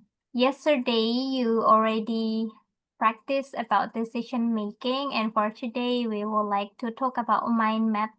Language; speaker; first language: English; non-native, fluent; Indonesian